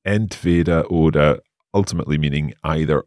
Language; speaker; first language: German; non-native, learner; English